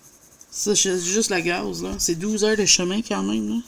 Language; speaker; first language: French; native; French